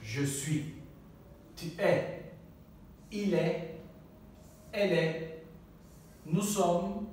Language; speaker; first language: French; non-native, fluent; Turkish